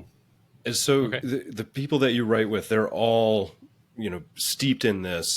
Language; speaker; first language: English; native; English